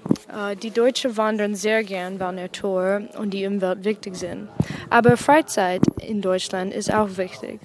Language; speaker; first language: German; non-native, learner; English